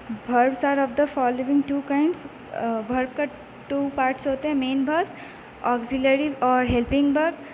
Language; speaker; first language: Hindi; native; Hindi